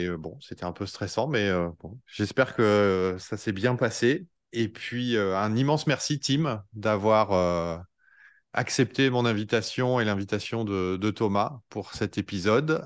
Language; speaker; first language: French; native; French